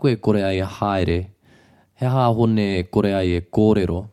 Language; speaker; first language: Māori; non-native, fluent; English